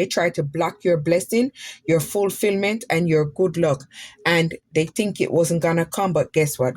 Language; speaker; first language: English; native; English